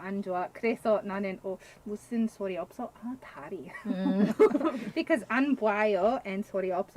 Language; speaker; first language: Korean; non-native, learner; English